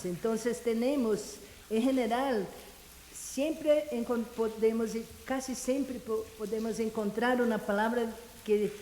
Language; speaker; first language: Spanish; non-native, fluent; Portuguese